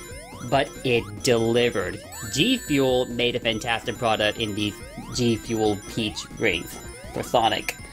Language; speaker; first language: English; native; English